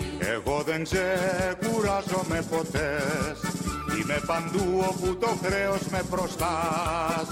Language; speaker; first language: Greek; native; Greek